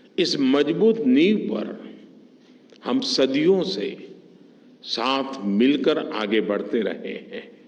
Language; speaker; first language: Hindi; non-native, local second language; Gujarati